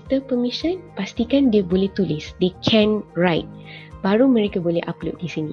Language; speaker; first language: Malay; native; Malay